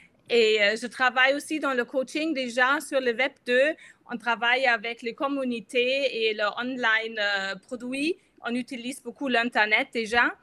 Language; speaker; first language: French; non-native, fluent; German